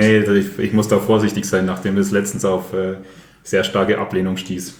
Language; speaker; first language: German; native; German